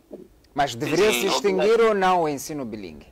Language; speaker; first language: Portuguese; native; Portuguese